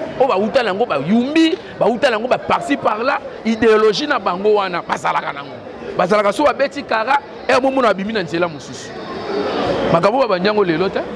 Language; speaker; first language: Lingala; native; Lingala